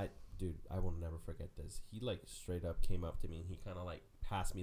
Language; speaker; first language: English; non-native, fluent; Spanish